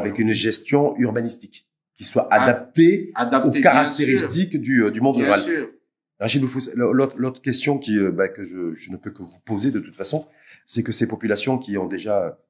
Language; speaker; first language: French; native; French